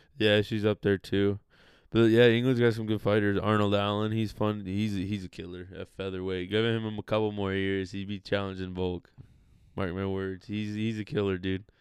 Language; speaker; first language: English; native; English